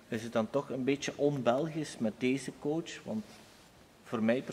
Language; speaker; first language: Dutch; native; Dutch